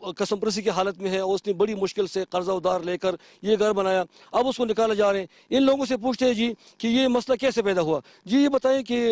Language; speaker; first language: Urdu; non-native, local second language; Khowar